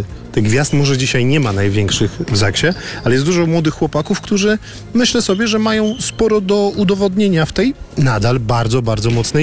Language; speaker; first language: Polish; native; Polish